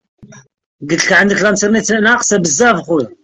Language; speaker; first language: Arabic; native; Arabic